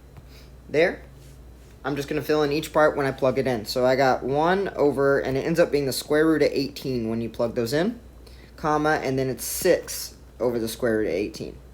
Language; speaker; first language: English; native; English